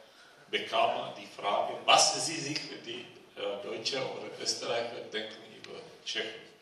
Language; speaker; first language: German; non-native, fluent; Czech